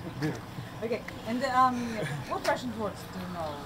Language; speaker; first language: English; non-native, learner; Russian